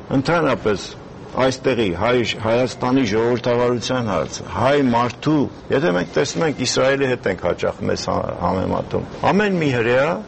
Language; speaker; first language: Armenian; native; Armenian